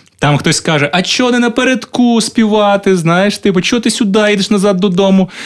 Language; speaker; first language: Ukrainian; native; Ukrainian